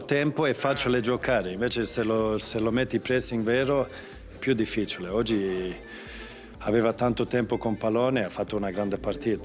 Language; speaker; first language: Italian; non-native, fluent; Swedish